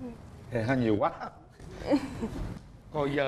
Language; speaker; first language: Vietnamese; native; Vietnamese